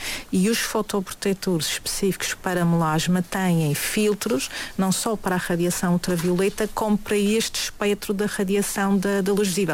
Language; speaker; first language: Portuguese; native; Portuguese